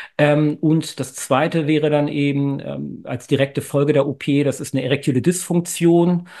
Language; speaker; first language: German; native; German